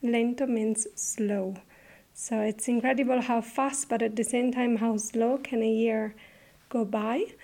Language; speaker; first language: English; non-native, fluent; Italian